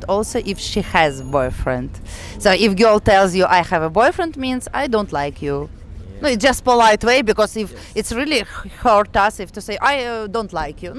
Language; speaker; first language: English; non-native, fluent; Russian